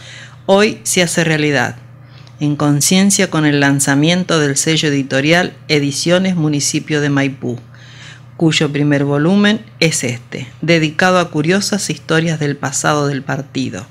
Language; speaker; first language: Spanish; native; Spanish